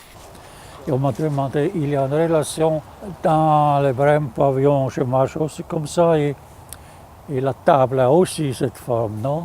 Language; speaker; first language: French; non-native, fluent; German